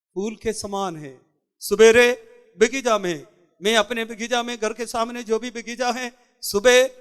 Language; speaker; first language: Hindi; non-native, local second language; Malayalam